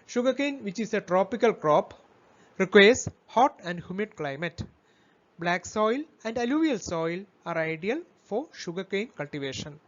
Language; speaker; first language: English; non-native, local second language; Malayalam